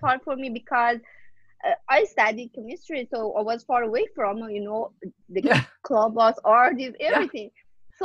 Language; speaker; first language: English; non-native, learner; Persian